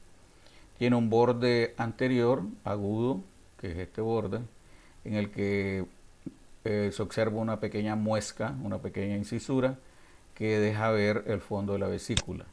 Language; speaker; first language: Spanish; native; Spanish